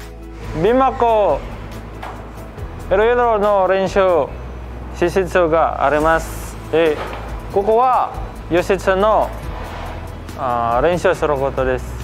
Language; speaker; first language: Japanese; non-native, learner; Filipino